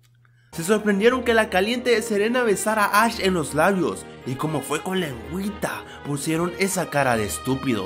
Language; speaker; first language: Spanish; native; Spanish